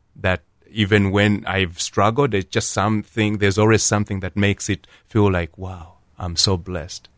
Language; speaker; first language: English; non-native, local second language; Ganda